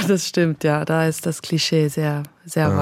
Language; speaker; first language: German; native; German